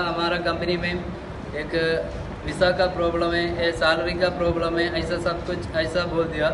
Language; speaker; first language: Hindi; non-native, learner; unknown